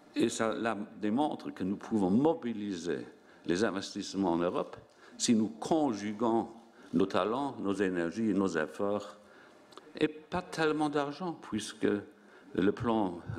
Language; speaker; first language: French; non-native, local second language; Luxembourgish